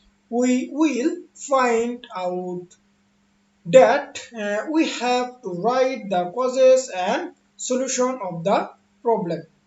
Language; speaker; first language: English; non-native, local second language; Bangla